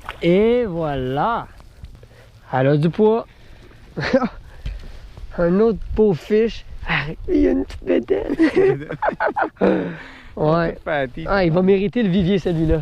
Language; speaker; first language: French; native; French